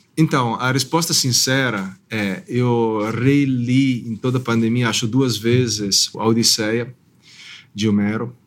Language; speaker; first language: Portuguese; non-native, fluent; Italian